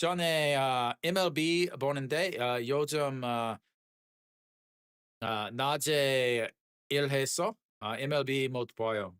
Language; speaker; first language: Korean; non-native, learner; English